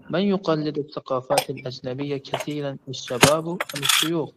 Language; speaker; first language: Arabic; non-native, learner; Persian